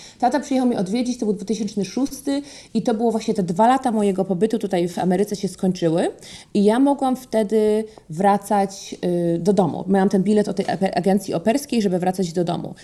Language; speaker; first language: Polish; native; Polish